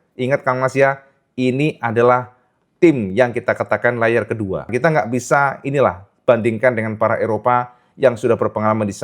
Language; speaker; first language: Indonesian; native; Indonesian